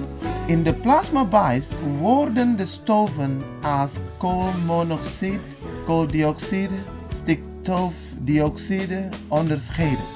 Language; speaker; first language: Dutch; non-native, fluent; Indonesian